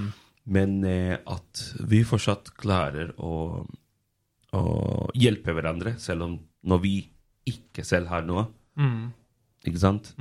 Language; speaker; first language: Norwegian; non-native, fluent; Spanish